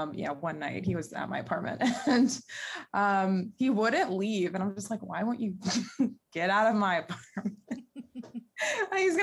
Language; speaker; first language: English; native; English